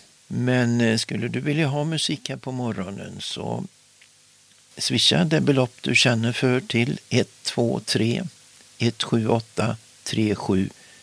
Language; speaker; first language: Swedish; native; Swedish